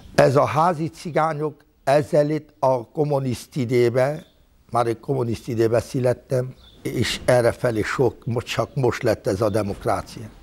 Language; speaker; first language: Hungarian; non-native, local second language; Romany